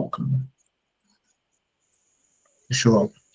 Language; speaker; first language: German; non-native, fluent; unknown